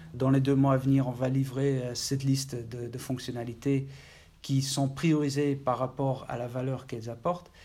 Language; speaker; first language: French; non-native, fluent; Dutch